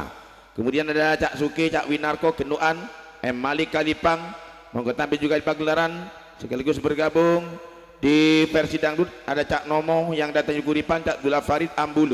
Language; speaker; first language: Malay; non-native, local second language; Javanese